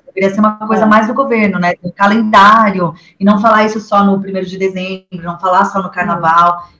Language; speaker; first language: Portuguese; native; Portuguese